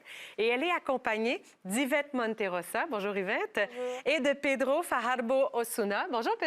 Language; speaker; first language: French; native; French